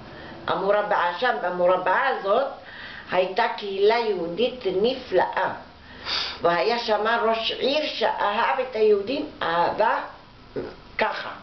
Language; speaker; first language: Hebrew; non-native, fluent; Arabic